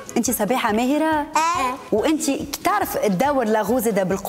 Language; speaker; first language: Arabic; native; Arabic